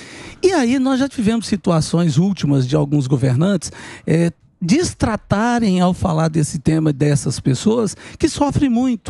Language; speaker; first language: Portuguese; native; Portuguese